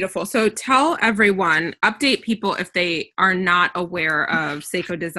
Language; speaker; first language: English; native; English